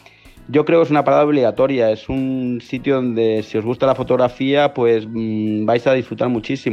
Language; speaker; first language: Spanish; native; Spanish